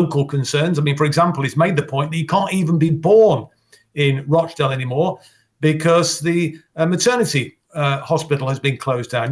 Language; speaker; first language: English; native; English